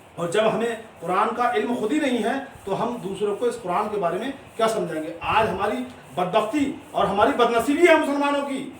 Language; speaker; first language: Urdu; native; Urdu